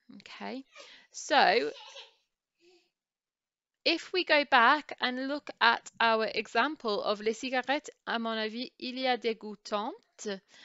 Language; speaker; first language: French; non-native, fluent; English